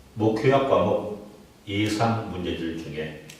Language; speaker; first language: Korean; native; Korean